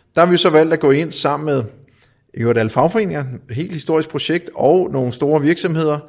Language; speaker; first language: Danish; native; Danish